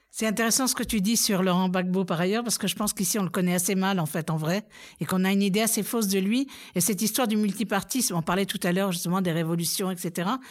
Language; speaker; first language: French; native; French